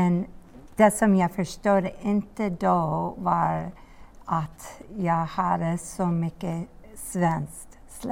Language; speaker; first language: Swedish; non-native, learner; English